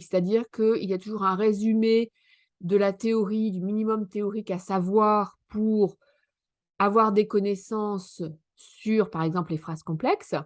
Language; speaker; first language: French; native; French